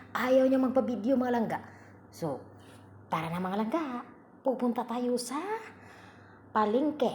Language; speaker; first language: Filipino; non-native, local second language; Hiligaynon